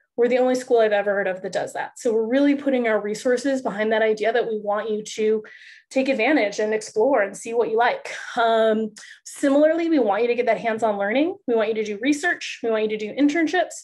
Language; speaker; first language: English; native; English